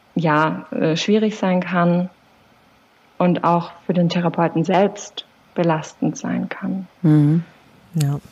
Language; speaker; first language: German; native; German